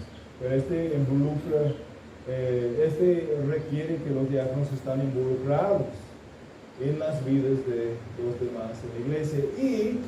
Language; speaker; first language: Spanish; non-native, fluent; English